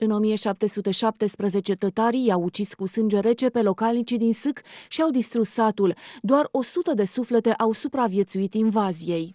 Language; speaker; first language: Romanian; native; Romanian